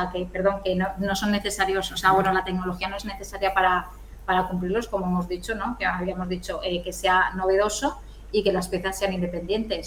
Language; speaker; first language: Spanish; native; Spanish